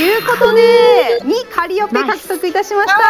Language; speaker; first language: Japanese; native; Japanese